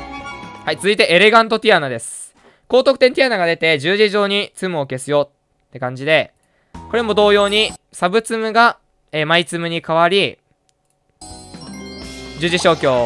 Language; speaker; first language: Japanese; native; Japanese